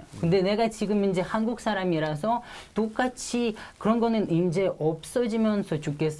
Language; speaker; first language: Korean; non-native, learner; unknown